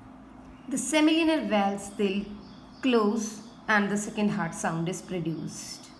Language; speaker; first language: English; non-native, local second language; Hindi